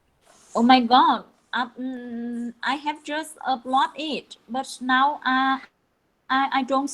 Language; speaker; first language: English; non-native, learner; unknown